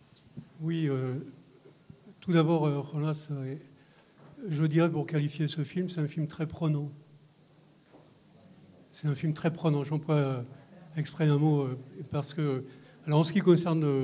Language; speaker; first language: French; native; French